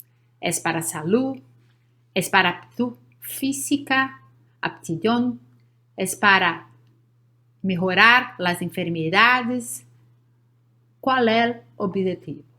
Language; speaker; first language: Spanish; non-native, learner; Portuguese